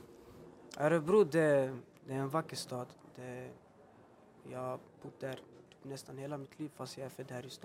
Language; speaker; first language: Swedish; early bilingual, other home language; Albanian